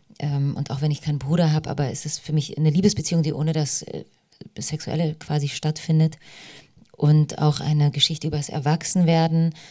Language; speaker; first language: German; early bilingual, other home language; Polish